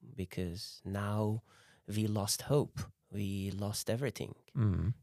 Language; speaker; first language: English; non-native, fluent; Persian